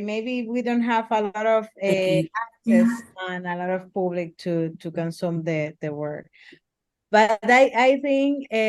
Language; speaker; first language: English; non-native, learner; Spanish